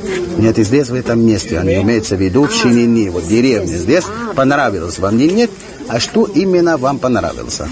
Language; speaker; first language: Russian; non-native, fluent; Arabic